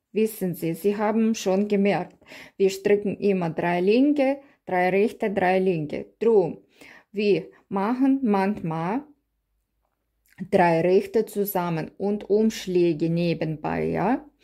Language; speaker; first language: German; non-native, learner; Russian